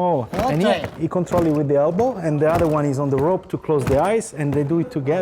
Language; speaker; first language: English; non-native, fluent; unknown